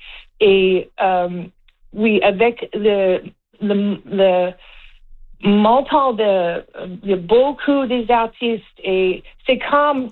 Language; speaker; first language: French; non-native, learner; English